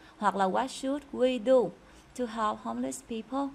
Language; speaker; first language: English; non-native, fluent; Vietnamese